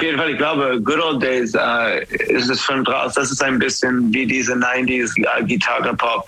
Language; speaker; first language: German; non-native, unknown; English